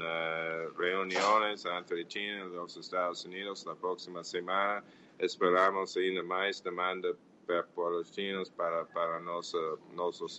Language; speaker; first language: Portuguese; non-native, fluent; English